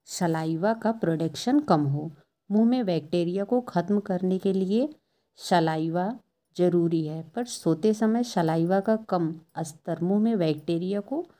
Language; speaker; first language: Hindi; native; Hindi